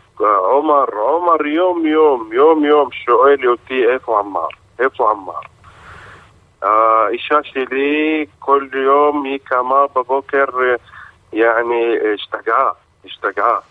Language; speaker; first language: Hebrew; non-native, local second language; Arabic